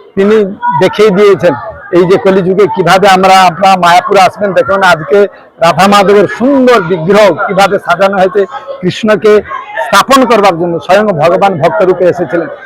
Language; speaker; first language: Bangla; non-native, fluent; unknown